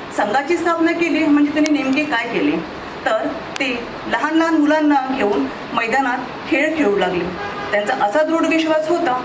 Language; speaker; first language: Marathi; native; Marathi